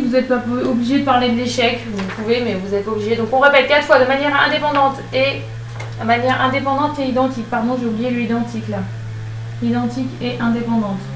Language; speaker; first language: French; native; French